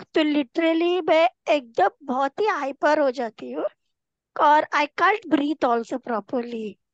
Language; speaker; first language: Hindi; native; Hindi